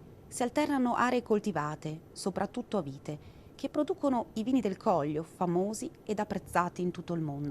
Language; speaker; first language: Italian; native; Italian